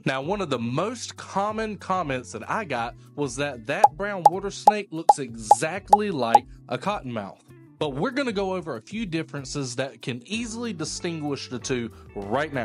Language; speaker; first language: English; native; English